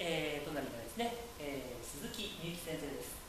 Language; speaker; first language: Japanese; native; Japanese